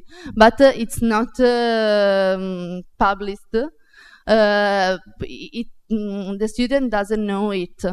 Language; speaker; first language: English; non-native, fluent; Italian